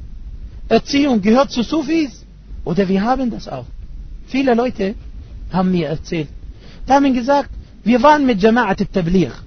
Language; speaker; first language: German; non-native, fluent; Arabic